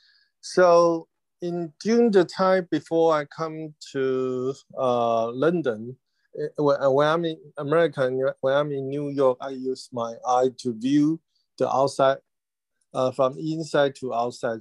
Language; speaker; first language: English; non-native, learner; Chinese